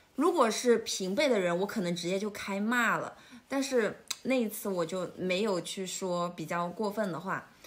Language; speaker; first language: Chinese; native; Chinese